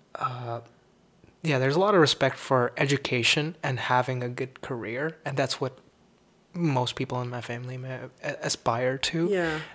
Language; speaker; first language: English; non-native, local second language; Tamil